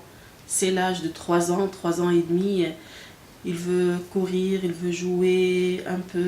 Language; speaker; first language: French; non-native, local second language; Arabic